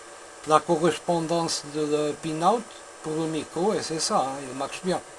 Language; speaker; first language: French; non-native, learner; Portuguese